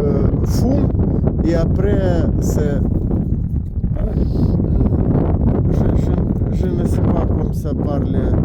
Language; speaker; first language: French; non-native, learner; Russian